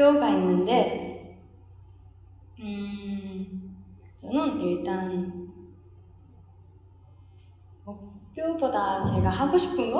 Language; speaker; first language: Korean; non-native, fluent; Japanese